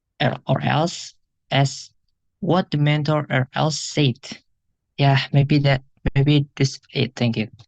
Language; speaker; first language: English; non-native, learner; Indonesian